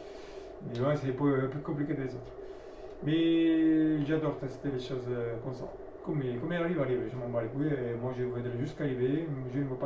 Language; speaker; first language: French; non-native, learner; Italian